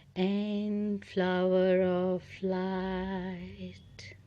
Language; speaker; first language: English; non-native, local second language; Punjabi